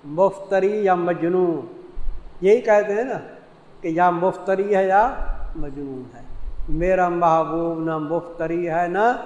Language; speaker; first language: Urdu; non-native, local second language; Saraiki